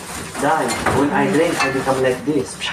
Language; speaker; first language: English; non-native, learner; Arabic